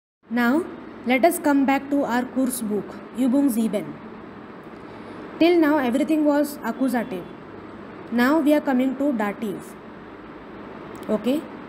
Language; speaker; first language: English; non-native, local second language; Marathi